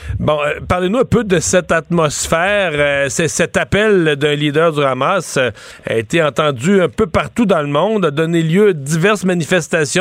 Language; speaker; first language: French; native; French